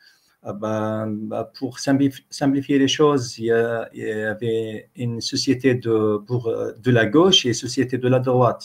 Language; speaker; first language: French; non-native, fluent; Arabic